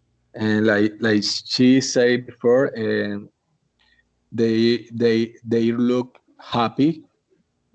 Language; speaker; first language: English; non-native, learner; Spanish